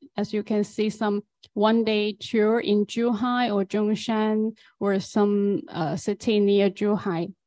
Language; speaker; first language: English; non-native, fluent; Chinese